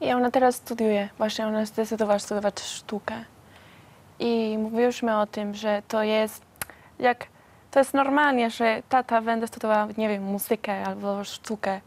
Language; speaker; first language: Polish; non-native, learner; Spanish